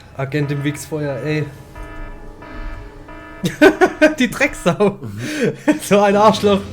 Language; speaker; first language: German; native; German